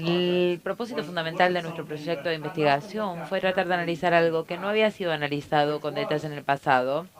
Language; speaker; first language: Spanish; native; Spanish